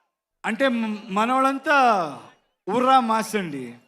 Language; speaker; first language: Telugu; non-native, learner; Kannada